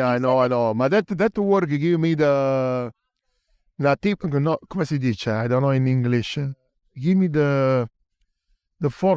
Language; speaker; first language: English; non-native, learner; Italian